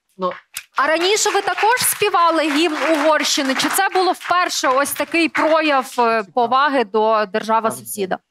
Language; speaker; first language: Ukrainian; native; Ukrainian